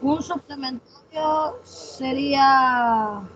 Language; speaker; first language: Spanish; native; Spanish